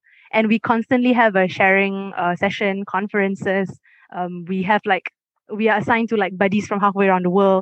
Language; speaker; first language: English; non-native, local second language; Malay